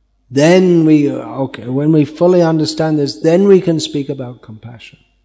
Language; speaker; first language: English; native; English